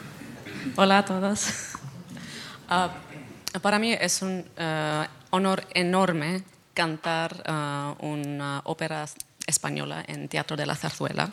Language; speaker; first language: Spanish; non-native, fluent; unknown